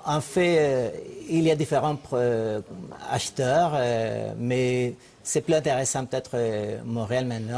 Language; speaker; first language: French; non-native, fluent; Spanish